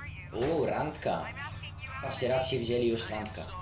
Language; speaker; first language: Polish; native; Polish